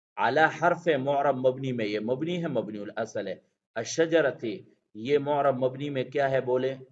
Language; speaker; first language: Urdu; non-native, local second language; Pashto